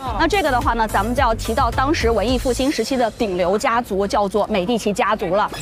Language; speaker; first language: Chinese; native; Chinese